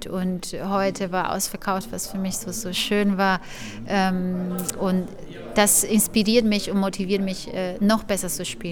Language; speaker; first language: German; non-native, fluent; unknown